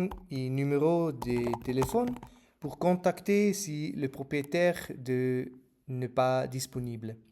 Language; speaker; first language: French; non-native, fluent; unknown